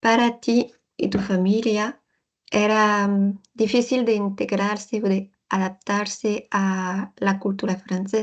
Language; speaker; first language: Spanish; non-native, learner; French